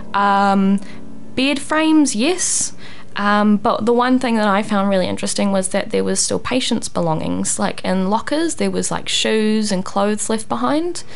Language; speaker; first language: English; native; English